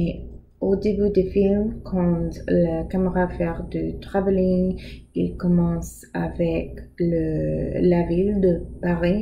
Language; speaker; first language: French; non-native, learner; English